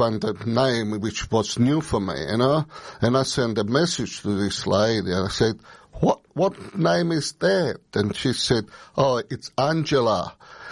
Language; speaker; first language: Italian; native; Italian